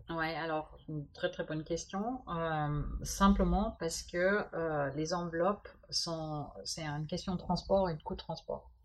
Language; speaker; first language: French; non-native, fluent; German